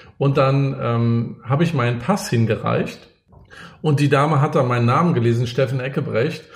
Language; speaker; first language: German; native; German